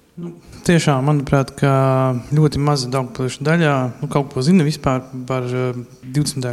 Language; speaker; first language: Latvian; native; Latvian